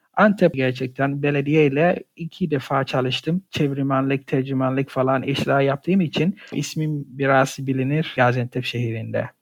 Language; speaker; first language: Turkish; non-native, fluent; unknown